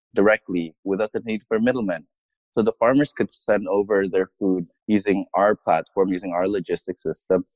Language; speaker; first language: English; non-native, fluent; Indonesian